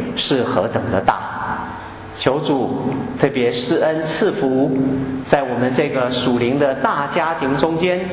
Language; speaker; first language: Chinese; native; Chinese